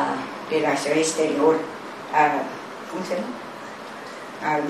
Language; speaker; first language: Spanish; non-native, learner; Japanese